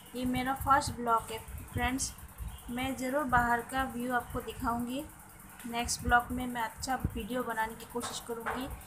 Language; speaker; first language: Hindi; non-native, local second language; Assamese